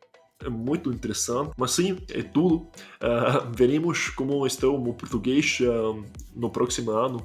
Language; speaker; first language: Portuguese; non-native, learner; English